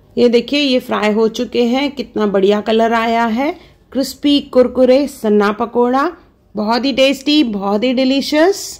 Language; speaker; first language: Hindi; non-native, local second language; Sindhi